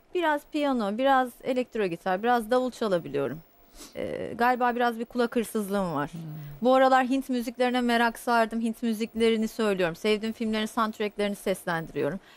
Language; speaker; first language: Turkish; non-native, fluent; Portuguese